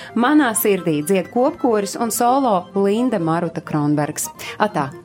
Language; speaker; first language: Latvian; native; Latvian